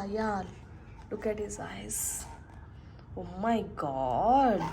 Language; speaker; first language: English; non-native, local second language; Telugu